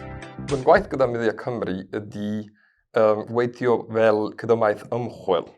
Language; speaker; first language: Welsh; non-native, fluent; Spanish